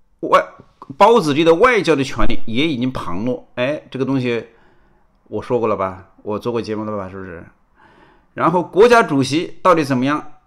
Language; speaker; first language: Chinese; native; Chinese